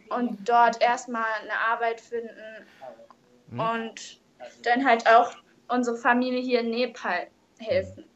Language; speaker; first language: German; native; German